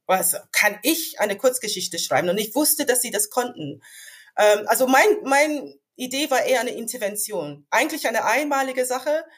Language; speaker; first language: German; non-native, fluent; English